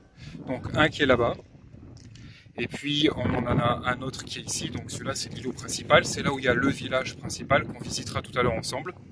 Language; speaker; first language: French; native; French